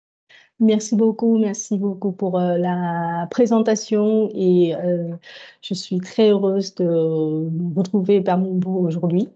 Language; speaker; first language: French; non-native, fluent; Vietnamese